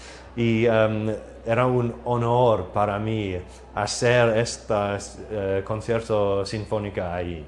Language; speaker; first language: Spanish; non-native, learner; English